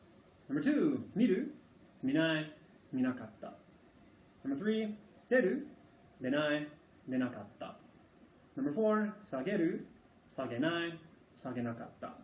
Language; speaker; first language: Japanese; non-native, fluent; English